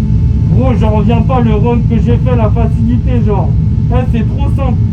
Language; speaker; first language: French; native; French